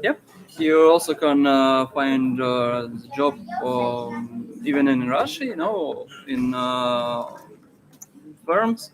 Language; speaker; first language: English; non-native, learner; Russian